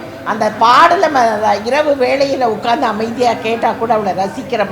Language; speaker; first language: Tamil; native; Tamil